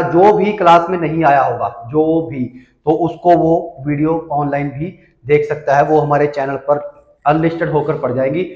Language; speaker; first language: Hindi; native; Hindi